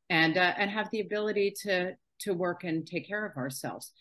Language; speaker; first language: English; native; English